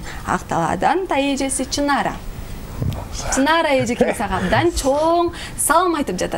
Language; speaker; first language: Kyrgyz; native; Kyrgyz